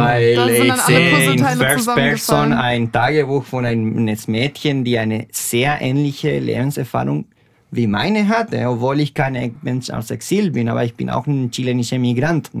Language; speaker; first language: German; non-native, fluent; Spanish